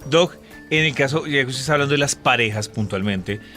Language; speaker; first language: Spanish; native; Spanish